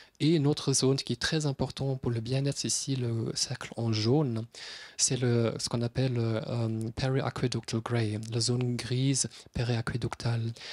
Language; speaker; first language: French; non-native, fluent; German